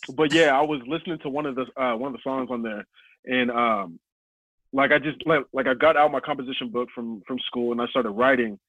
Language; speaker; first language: English; native; English